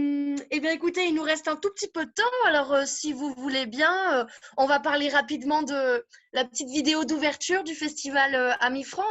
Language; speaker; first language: French; native; French